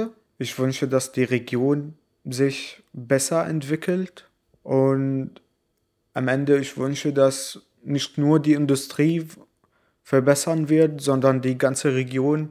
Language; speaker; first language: German; non-native, learner; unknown